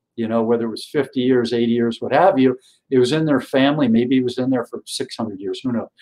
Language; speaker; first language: English; native; English